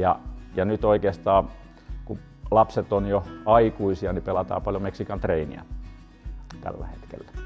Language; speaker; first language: Finnish; native; Finnish